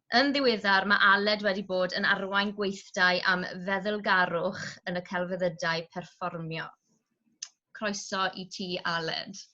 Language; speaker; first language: Welsh; native; Welsh